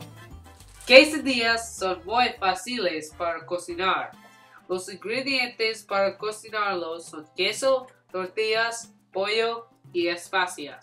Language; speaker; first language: Spanish; non-native, learner; English